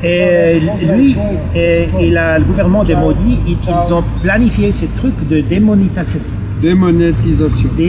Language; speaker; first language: French; non-native, learner; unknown